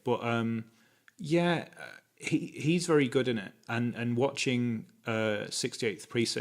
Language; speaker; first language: English; native; English